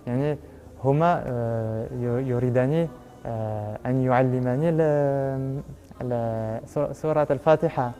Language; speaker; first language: Arabic; non-native, learner; French